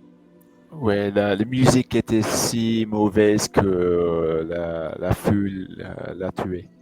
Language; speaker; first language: French; non-native, learner; English